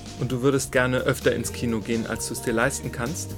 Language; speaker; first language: German; native; German